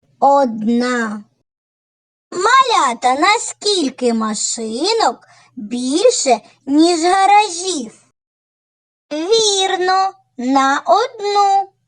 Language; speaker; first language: Ukrainian; native; Ukrainian